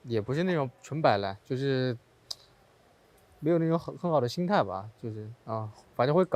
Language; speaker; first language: Chinese; native; Chinese